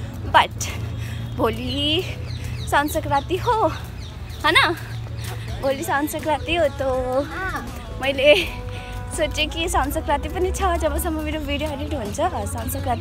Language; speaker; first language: Nepali; early bilingual, heritage; Hindi